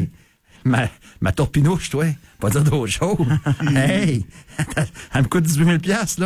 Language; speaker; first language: French; native; French